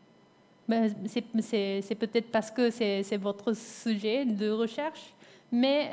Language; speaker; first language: French; non-native, fluent; Japanese